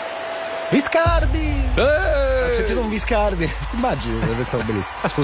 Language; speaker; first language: Italian; native; Italian